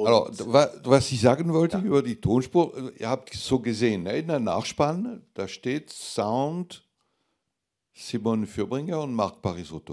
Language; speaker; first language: German; non-native, fluent; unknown